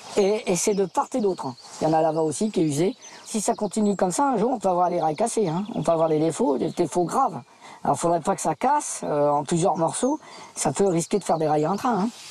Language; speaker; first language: French; native; French